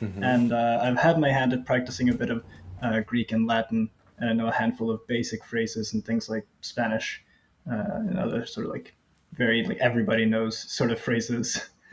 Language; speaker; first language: English; non-native, fluent; Norwegian